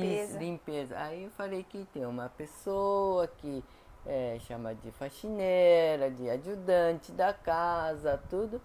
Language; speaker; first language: Portuguese; non-native, fluent; Japanese